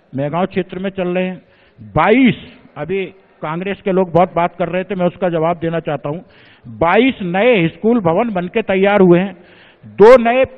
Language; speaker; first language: Hindi; native; Hindi